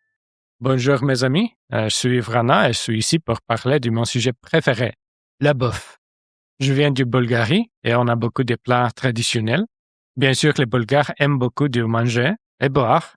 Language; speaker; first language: French; non-native, learner; Bulgarian